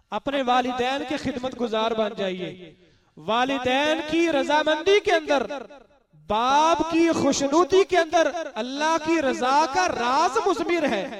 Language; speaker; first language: Urdu; non-native, local second language; Punjabi